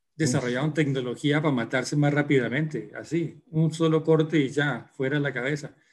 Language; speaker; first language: Spanish; native; Spanish